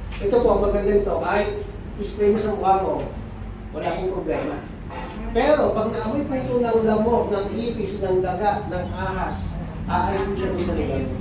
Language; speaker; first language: Filipino; native; Filipino